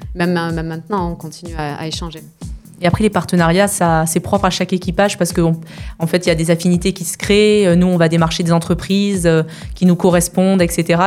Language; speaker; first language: French; native; French